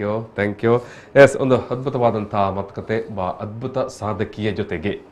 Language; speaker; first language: Kannada; native; Kannada